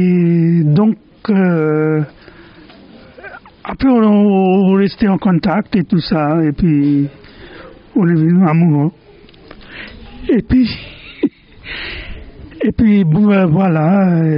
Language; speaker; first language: French; non-native, fluent; Bangla